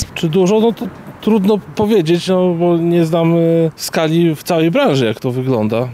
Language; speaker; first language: Polish; native; Polish